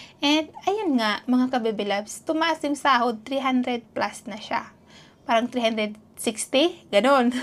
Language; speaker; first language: Filipino; non-native, local second language; Cebuano